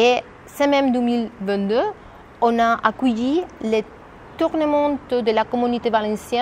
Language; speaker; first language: French; non-native, fluent; Spanish